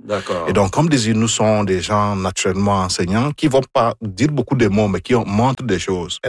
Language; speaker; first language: French; non-native, fluent; Igbo